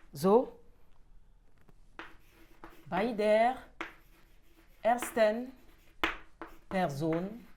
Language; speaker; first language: German; non-native, fluent; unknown